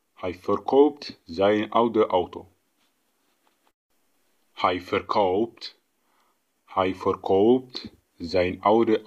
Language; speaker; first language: Dutch; non-native, fluent; Tigrinya